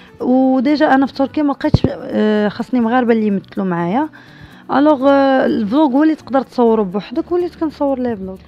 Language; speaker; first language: Arabic; native; Arabic